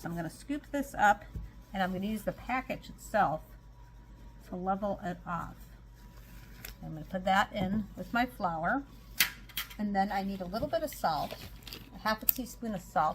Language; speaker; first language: English; native; English